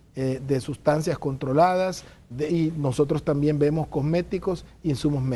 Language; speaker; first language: Spanish; native; Spanish